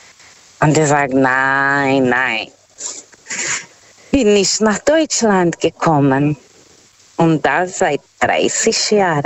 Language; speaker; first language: German; non-native, fluent; Portuguese